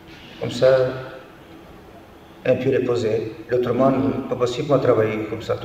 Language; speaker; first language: French; non-native, learner; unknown